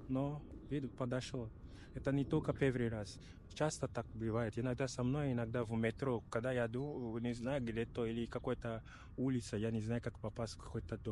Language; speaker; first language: Russian; non-native, learner; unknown